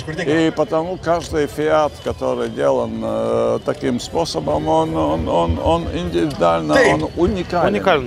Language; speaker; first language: Russian; non-native, fluent; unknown